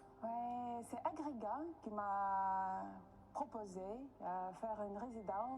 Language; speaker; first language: French; non-native, learner; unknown